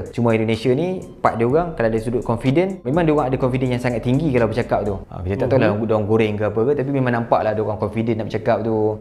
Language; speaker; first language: Malay; native; Malay